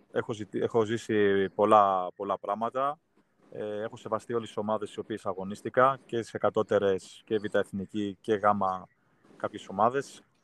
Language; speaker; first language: Greek; native; Greek